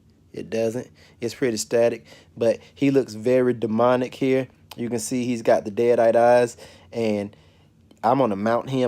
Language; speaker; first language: English; native; English